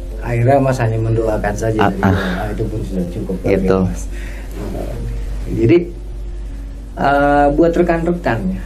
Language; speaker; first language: Indonesian; native; Indonesian